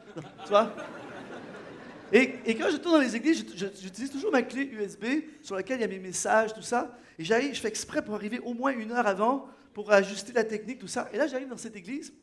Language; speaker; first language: French; native; French